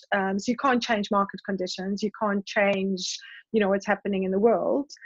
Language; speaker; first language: English; native; English